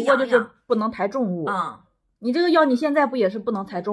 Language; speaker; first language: Chinese; native; Chinese